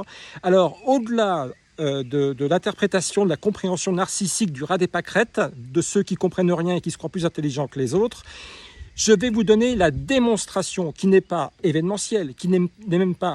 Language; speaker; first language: French; native; French